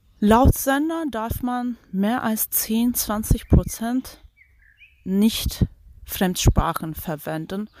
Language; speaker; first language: German; non-native, fluent; Turkish